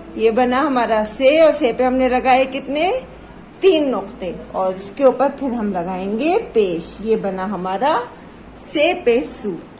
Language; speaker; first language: Hindi; native; Hindi